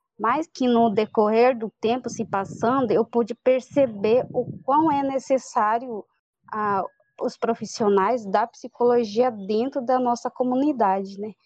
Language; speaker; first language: Portuguese; non-native, local second language; Guarani